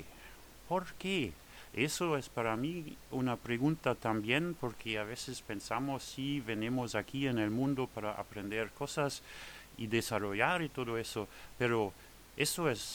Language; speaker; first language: Spanish; non-native, fluent; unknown